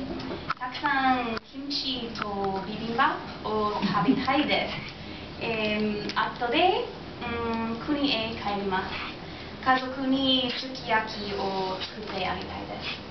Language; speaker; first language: Japanese; non-native, learner; English